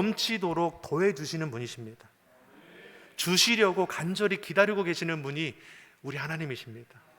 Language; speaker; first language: Korean; native; Korean